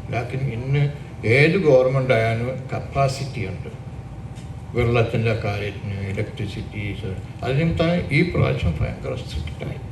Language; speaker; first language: Malayalam; early bilingual, heritage; Malayalam